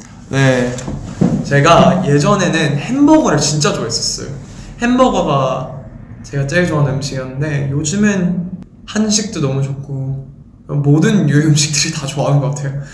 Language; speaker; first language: Korean; early bilingual, heritage; Korean